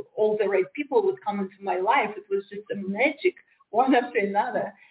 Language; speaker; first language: English; non-native, fluent; Romanian